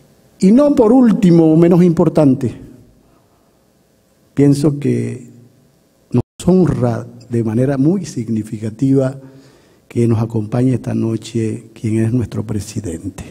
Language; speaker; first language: Spanish; native; Spanish